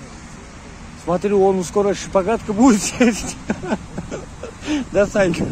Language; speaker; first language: Russian; non-native, learner; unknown